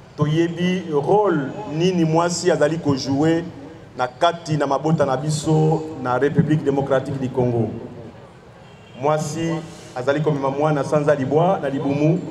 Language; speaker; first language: Lingala; native; Lingala